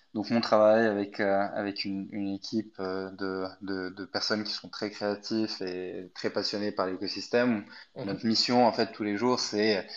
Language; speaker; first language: French; non-native, fluent; Arabic